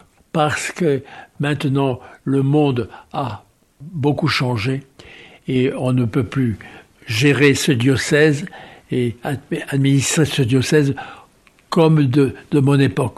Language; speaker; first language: French; native; French